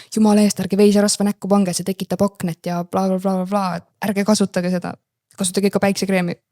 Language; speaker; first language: Estonian; native; Estonian